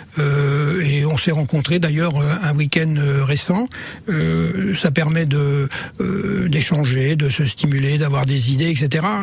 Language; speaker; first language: French; native; French